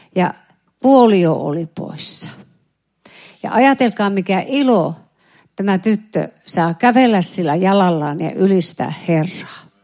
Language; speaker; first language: Finnish; native; Finnish